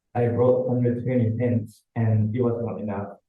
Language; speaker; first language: English; non-native, learner; Japanese